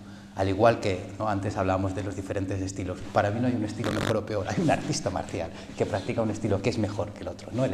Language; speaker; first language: Spanish; early bilingual, other home language; Korean